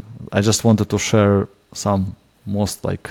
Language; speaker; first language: English; non-native, fluent; Russian